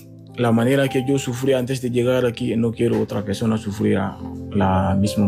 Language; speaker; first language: Spanish; non-native, fluent; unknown